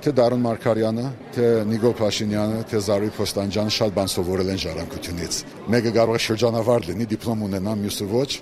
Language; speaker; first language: Armenian; early bilingual, heritage; Armenian